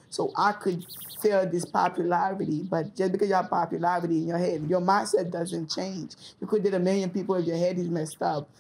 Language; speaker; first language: English; early bilingual, other home language; Haitian Creole